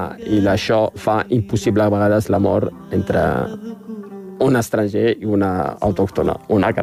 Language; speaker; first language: Catalan; non-native, fluent; Riffian